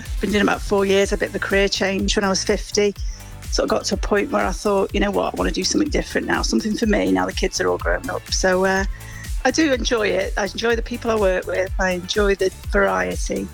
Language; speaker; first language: English; native; English